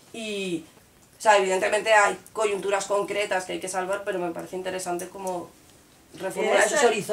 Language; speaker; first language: Spanish; native; Spanish